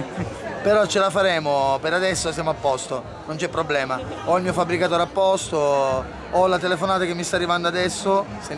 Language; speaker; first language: Italian; native; Italian